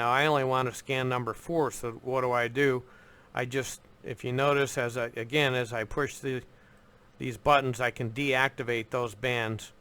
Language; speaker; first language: English; native; English